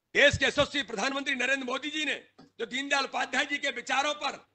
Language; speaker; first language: Hindi; native; Hindi